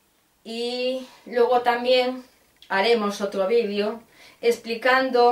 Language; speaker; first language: Spanish; native; Spanish